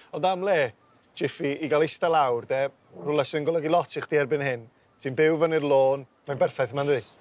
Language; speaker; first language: Welsh; native; Welsh